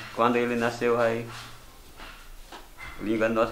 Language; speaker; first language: Portuguese; non-native, local second language; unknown